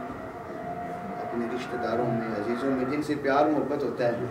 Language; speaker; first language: Urdu; native; Urdu